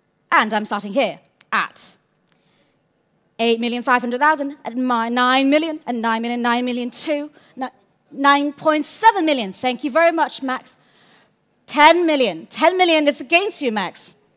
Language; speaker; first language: English; non-native, local second language; Cantonese